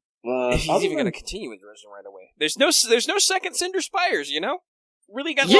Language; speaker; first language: English; native; English